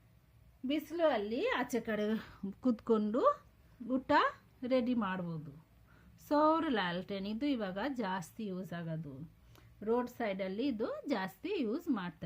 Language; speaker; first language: Kannada; non-native, local second language; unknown